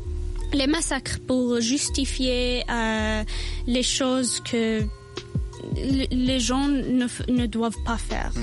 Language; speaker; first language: French; non-native, local second language; Arabic